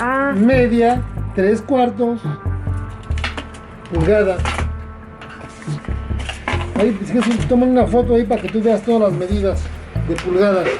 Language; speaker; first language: Spanish; native; Spanish